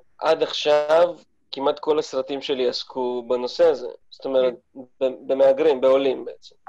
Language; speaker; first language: Hebrew; early bilingual, other home language; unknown